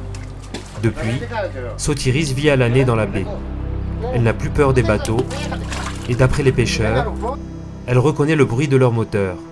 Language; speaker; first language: French; native; French